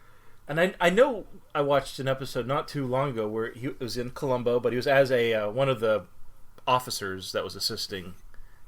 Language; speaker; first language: English; native; English